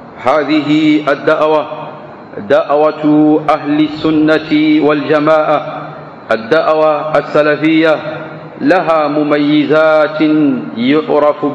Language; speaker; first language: Arabic; non-native, fluent; Swahili